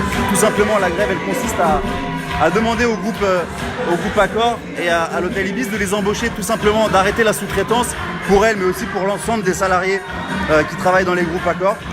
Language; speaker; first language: French; native; French